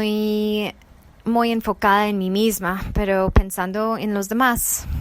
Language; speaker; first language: Spanish; non-native, fluent; English